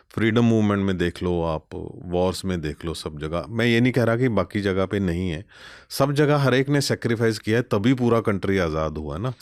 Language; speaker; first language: Hindi; non-native, local second language; Punjabi